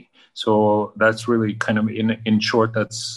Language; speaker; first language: English; early bilingual, other home language; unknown